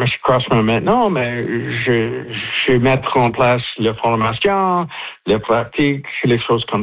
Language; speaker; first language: French; non-native, learner; English